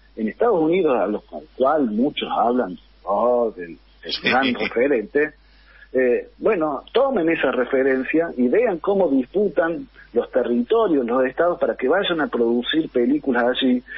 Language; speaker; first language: Spanish; native; Spanish